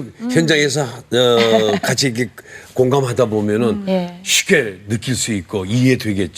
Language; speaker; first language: Korean; native; Korean